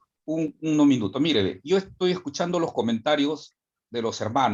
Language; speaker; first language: Spanish; native; Spanish